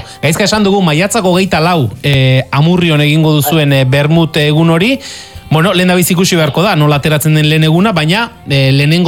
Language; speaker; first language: Basque; native; Basque